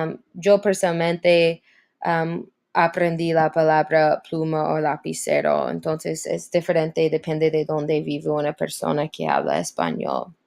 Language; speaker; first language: Spanish; non-native, learner; English